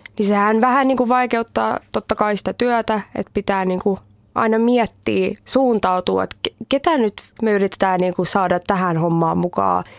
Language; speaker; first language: Finnish; early bilingual, heritage; Finnish